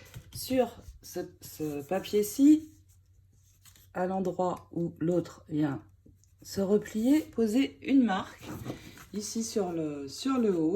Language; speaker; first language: French; native; French